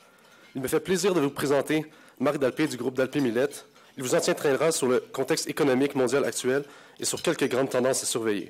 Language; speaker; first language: French; native; French